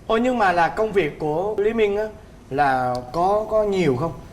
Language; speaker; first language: Vietnamese; native; Vietnamese